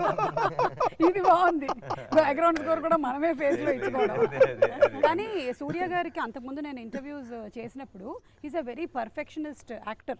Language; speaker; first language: Telugu; native; Telugu